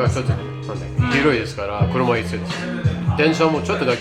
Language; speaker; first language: Japanese; non-native, learner; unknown